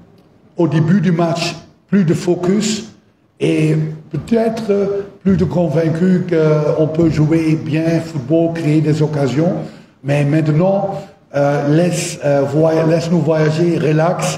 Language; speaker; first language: French; non-native, fluent; Dutch